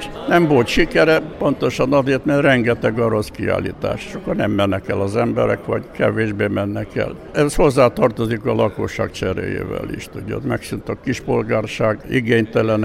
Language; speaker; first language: Hungarian; native; Hungarian